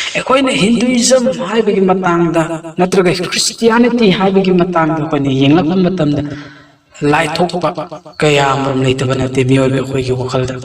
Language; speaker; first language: Manipuri; non-native, local second language; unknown